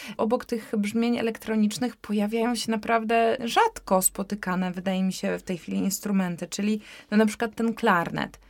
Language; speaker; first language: Polish; native; Polish